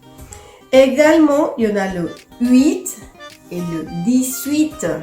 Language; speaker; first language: French; non-native, fluent; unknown